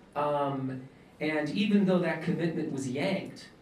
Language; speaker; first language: English; native; English